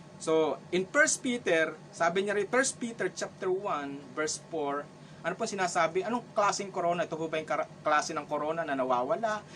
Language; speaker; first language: Filipino; non-native, local second language; Cebuano